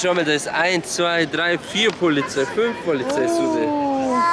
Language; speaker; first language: German; early bilingual, other home language; Turkish